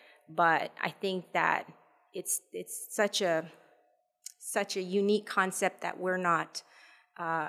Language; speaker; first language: English; native; English